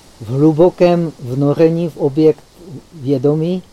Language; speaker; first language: Czech; native; Czech